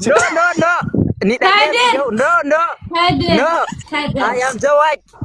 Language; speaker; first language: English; non-native, learner; Oromo